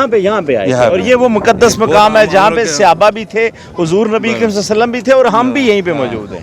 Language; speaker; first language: Urdu; native; Urdu